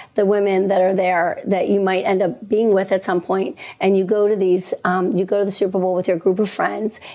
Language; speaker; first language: English; native; English